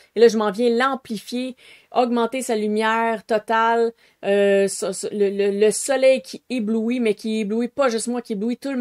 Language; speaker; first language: French; native; French